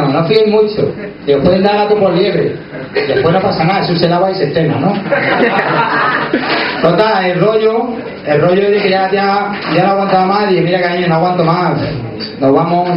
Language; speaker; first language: Spanish; native; Spanish